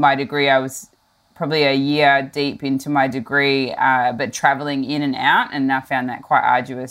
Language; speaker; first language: English; native; English